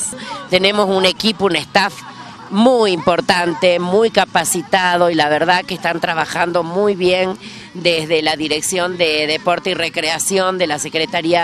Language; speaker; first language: Spanish; native; Spanish